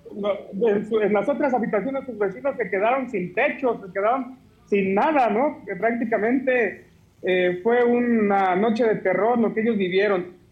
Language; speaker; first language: Spanish; native; Spanish